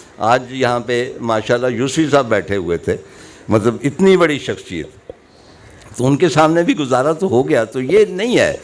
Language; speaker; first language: Urdu; non-native, local second language; Punjabi